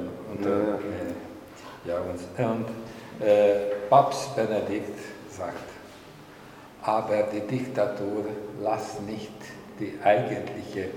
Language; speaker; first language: German; non-native, learner; Hungarian